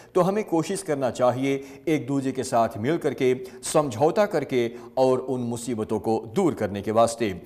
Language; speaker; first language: Hindi; early bilingual, heritage; Hindi